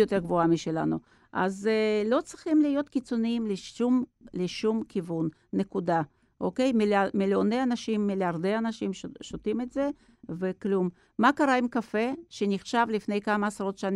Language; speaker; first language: Hebrew; non-native, fluent; Russian